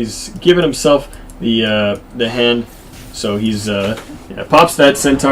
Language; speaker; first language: English; native; English